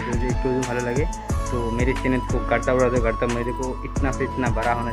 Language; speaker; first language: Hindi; non-native, local second language; Bangla